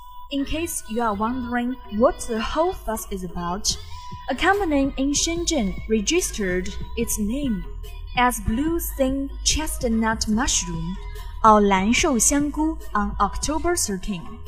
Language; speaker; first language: English; non-native, fluent; Chinese